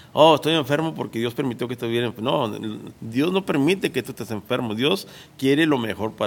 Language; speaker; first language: Spanish; native; Spanish